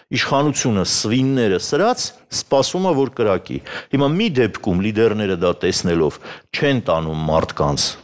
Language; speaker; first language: Armenian; native; Armenian